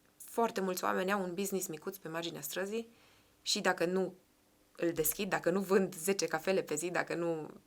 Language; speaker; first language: Romanian; native; Romanian